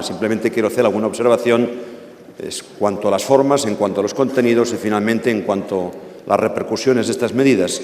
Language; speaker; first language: Spanish; non-native, local second language; Catalan